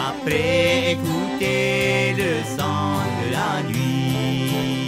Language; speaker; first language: French; native; French